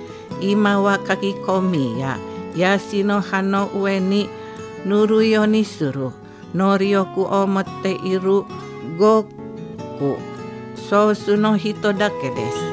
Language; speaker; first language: Japanese; non-native, fluent; Indonesian